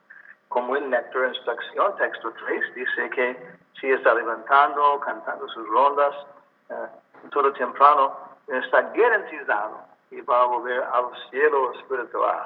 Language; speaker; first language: Spanish; non-native, learner; English